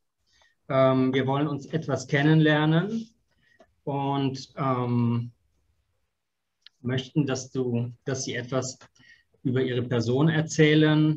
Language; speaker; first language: German; non-native, fluent; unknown